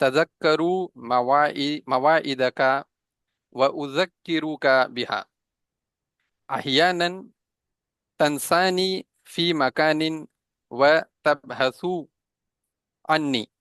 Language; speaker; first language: Arabic; non-native, learner; Hindi